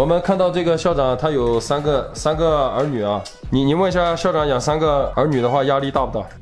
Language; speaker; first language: Chinese; native; Chinese